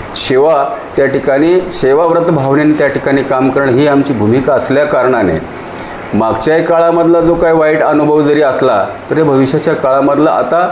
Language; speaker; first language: Marathi; native; Marathi